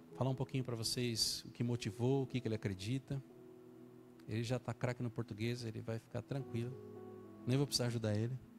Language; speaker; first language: Portuguese; native; Portuguese